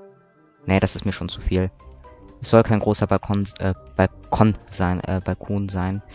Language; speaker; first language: German; native; German